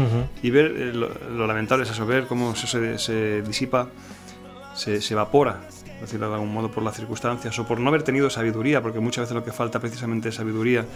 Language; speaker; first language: Spanish; native; Spanish